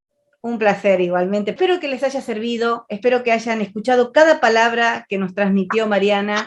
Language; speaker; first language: Spanish; native; Spanish